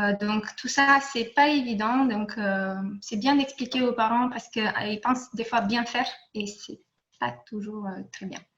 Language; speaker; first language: French; non-native, fluent; Romanian